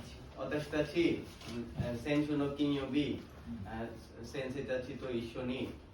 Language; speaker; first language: Japanese; non-native, learner; Bangla